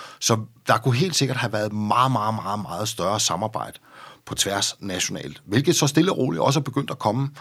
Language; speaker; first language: Danish; native; Danish